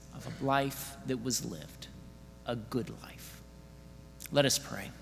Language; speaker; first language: English; native; English